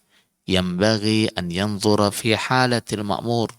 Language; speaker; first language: Arabic; non-native, fluent; Indonesian